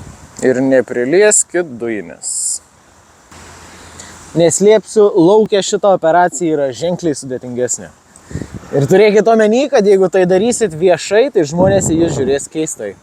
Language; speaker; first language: Lithuanian; native; Lithuanian